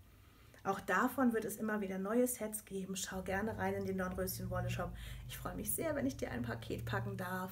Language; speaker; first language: German; native; German